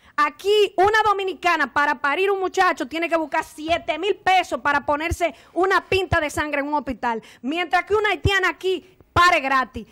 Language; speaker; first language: Spanish; native; Spanish